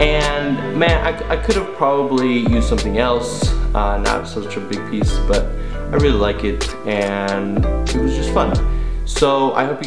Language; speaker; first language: English; native; English